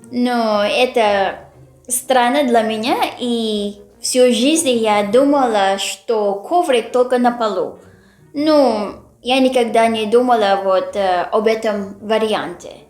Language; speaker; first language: Russian; non-native, learner; Filipino